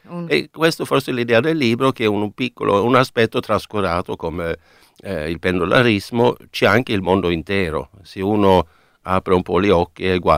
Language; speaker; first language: Italian; non-native, fluent; Swedish